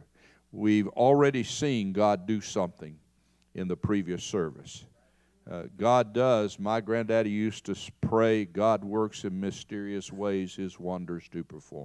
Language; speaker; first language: English; native; English